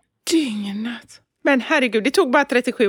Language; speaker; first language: Swedish; native; Swedish